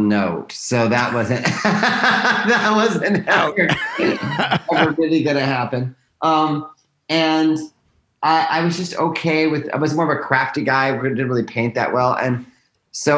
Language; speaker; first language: English; native; English